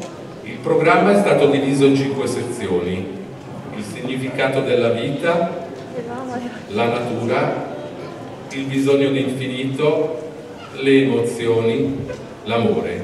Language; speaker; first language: Italian; native; Italian